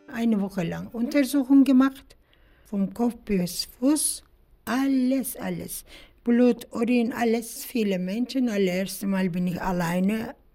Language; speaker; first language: German; non-native, learner; Turkish